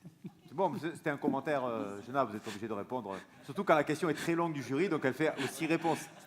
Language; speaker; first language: French; native; French